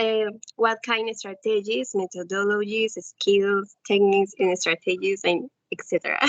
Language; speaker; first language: English; non-native, learner; Spanish